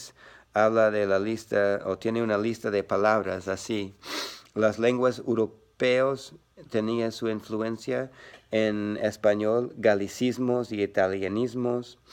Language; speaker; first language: Spanish; non-native, learner; English